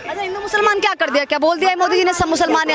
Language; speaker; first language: Hindi; native; Hindi